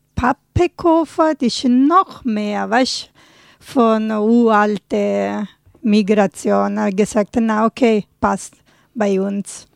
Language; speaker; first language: German; non-native, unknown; Italian